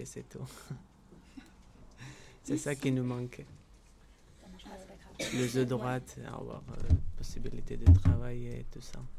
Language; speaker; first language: French; non-native, learner; Georgian